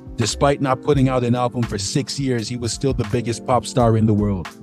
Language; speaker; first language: English; native; English